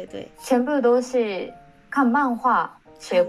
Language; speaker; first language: Chinese; non-native, fluent; Japanese